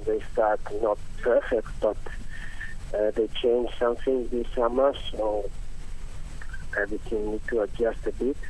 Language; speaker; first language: English; non-native, learner; Italian